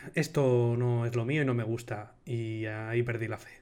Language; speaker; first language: Spanish; non-native, local second language; Catalan